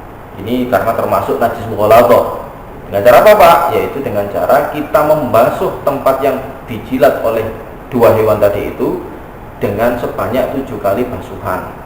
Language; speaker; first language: Indonesian; non-native, local second language; Javanese